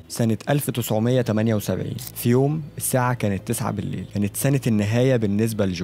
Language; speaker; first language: Arabic; native; Arabic